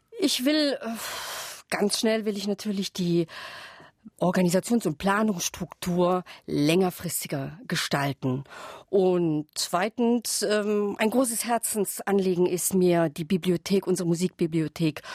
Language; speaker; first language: German; non-native, local second language; Upper Sorbian